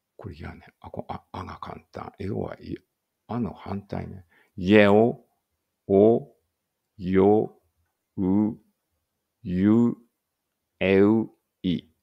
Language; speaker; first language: Japanese; native; Japanese